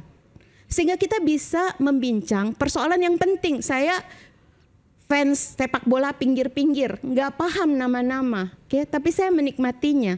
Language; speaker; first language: Indonesian; native; Indonesian